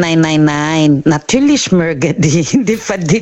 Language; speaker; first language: German; non-native, learner; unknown